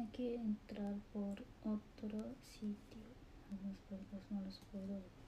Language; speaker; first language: Spanish; non-native, learner; Japanese